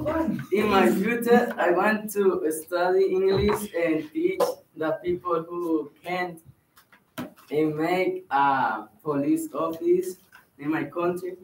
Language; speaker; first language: English; non-native, learner; Spanish